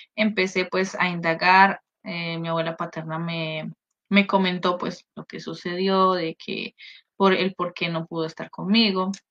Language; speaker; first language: Spanish; native; Spanish